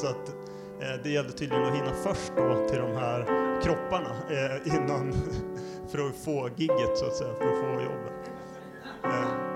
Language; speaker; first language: Swedish; native; Swedish